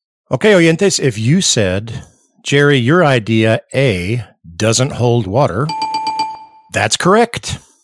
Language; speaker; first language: English; early bilingual, other home language; Spanish